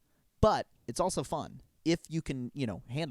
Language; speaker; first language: English; native; English